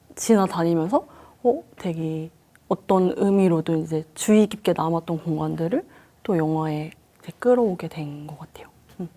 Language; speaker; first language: Korean; native; Korean